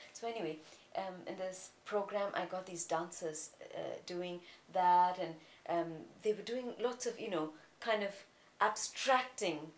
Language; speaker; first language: English; non-native, local second language; Tamil